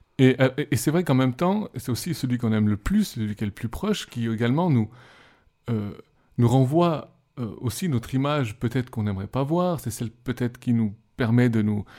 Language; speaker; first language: French; native; French